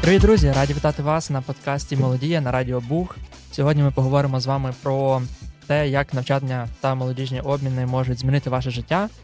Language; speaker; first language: Ukrainian; native; Ukrainian